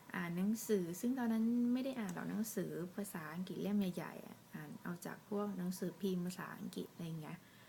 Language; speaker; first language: Thai; native; Thai